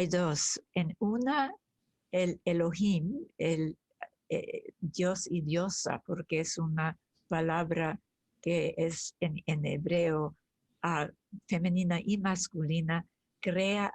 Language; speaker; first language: Spanish; early bilingual, other home language; German